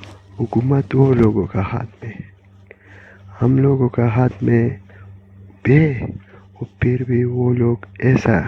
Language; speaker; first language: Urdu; non-native, local second language; Pashto